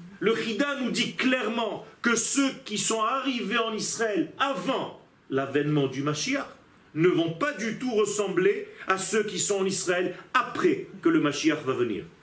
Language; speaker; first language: French; non-native, fluent; Hebrew